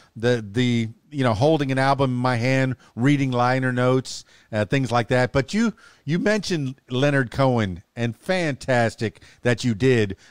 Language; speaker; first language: English; native; English